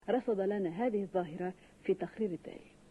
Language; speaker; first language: Arabic; native; Arabic